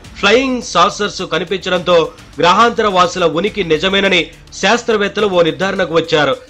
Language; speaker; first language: Telugu; native; Telugu